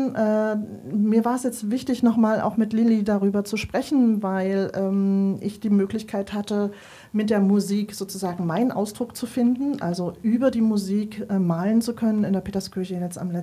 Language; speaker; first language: German; native; German